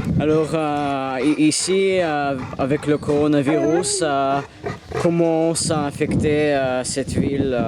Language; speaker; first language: French; non-native, learner; English